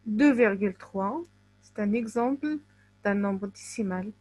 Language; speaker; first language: French; non-native, local second language; Arabic